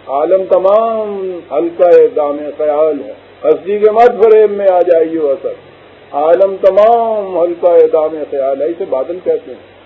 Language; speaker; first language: Urdu; non-native, local second language; Punjabi